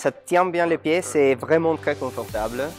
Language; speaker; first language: French; non-native, learner; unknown